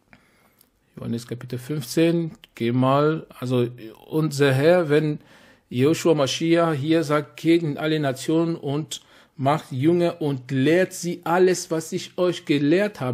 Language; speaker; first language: German; non-native, fluent; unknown